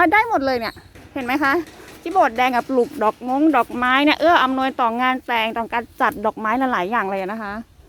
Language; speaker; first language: Thai; non-native, local second language; Karen languages